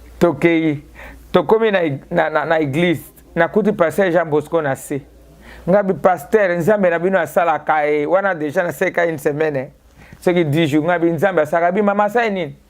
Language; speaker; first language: Lingala; native; Lingala